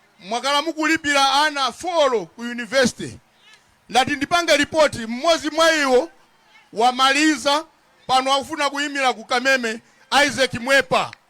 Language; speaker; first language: Nyanja; non-native, local second language; Tumbuka